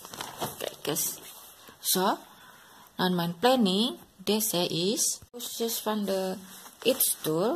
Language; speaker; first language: Dutch; non-native, learner; Indonesian